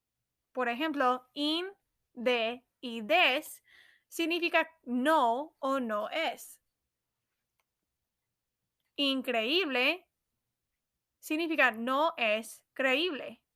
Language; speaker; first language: Spanish; non-native, fluent; English